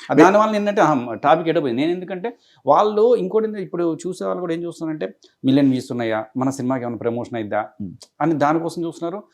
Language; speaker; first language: Telugu; native; Telugu